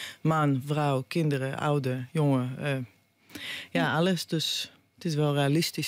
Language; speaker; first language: Dutch; non-native, fluent; Hebrew